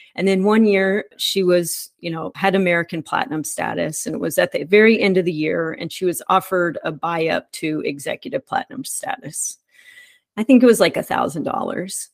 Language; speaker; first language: English; native; English